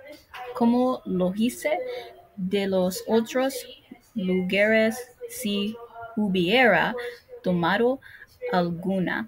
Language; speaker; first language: Spanish; non-native, learner; English